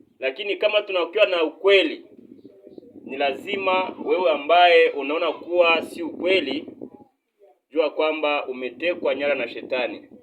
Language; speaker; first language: Swahili; non-native, local second language; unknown